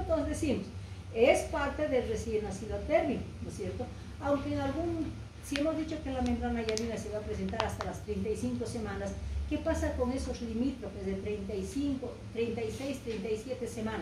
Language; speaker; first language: Spanish; native; Spanish